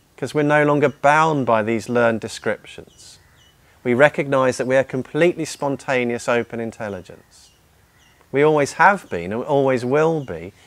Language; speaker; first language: English; native; English